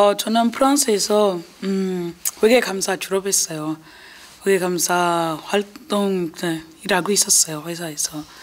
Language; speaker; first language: Korean; non-native, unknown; French